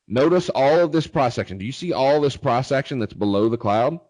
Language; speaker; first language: English; native; English